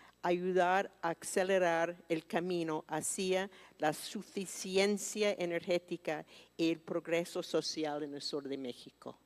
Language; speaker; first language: Spanish; non-native, fluent; English